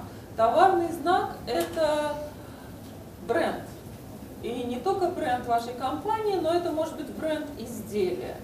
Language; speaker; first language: Russian; native; Russian